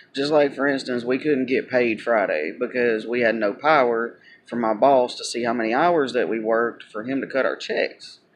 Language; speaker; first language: English; native; English